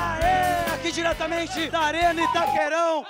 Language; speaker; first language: Portuguese; native; Portuguese